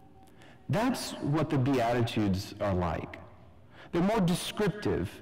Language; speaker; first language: English; native; English